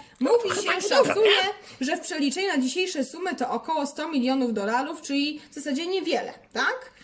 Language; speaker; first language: Polish; native; Polish